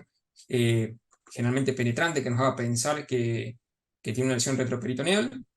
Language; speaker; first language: Spanish; native; Spanish